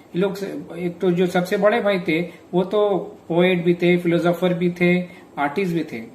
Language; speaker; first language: Hindi; non-native, local second language; Bangla